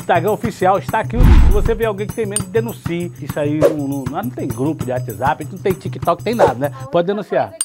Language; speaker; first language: Portuguese; native; Portuguese